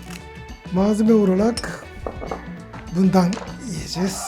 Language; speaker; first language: Turkish; non-native, learner; Japanese